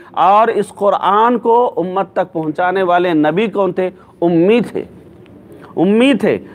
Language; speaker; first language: Urdu; native; Urdu